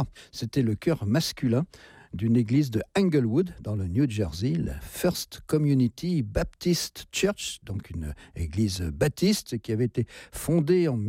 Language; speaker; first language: French; native; French